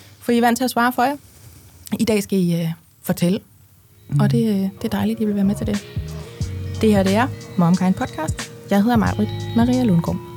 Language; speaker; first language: Danish; native; Danish